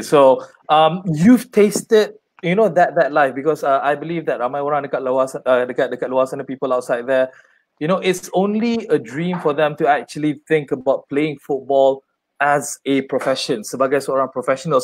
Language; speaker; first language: English; non-native, local second language; Malay